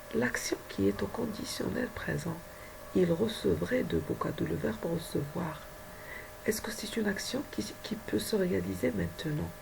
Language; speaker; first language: French; non-native, local second language; Arabic